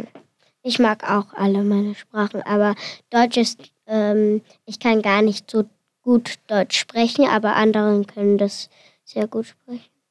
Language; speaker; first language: German; non-native, learner; Finnish